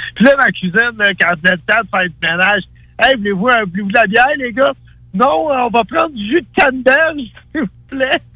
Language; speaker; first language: French; native; French